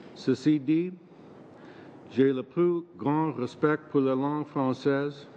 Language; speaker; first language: French; non-native, learner; English